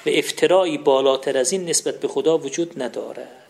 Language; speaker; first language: Persian; non-native, local second language; Azerbaijani